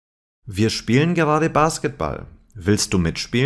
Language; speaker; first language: German; non-native, fluent; English